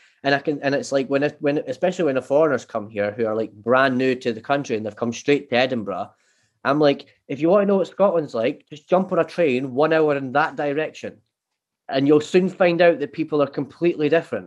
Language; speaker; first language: English; native; English